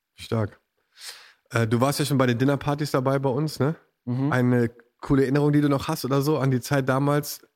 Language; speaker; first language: German; native; German